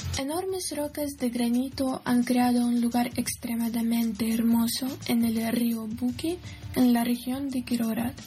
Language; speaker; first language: Spanish; non-native, fluent; Ukrainian